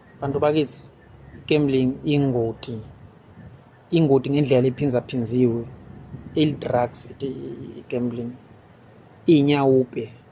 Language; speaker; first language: Zulu; non-native, local second language; Swati